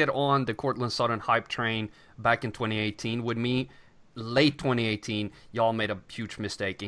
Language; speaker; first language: English; non-native, fluent; Swedish